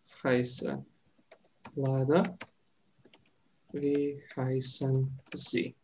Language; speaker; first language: German; non-native, fluent; Serbian